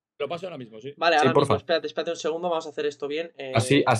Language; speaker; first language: Spanish; native; Spanish